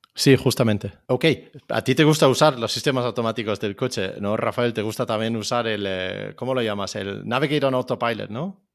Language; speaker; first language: Spanish; non-native, fluent; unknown